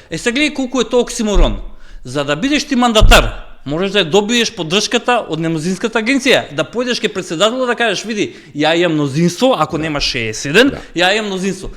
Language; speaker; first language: Macedonian; native; Macedonian